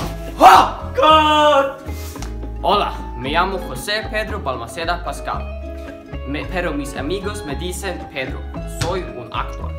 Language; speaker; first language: Spanish; non-native, learner; English